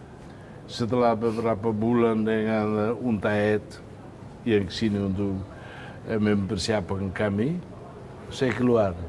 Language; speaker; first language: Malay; non-native, fluent; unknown